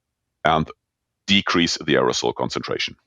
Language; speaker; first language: English; non-native, fluent; German